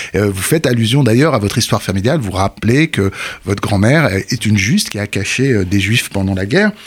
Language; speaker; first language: French; native; French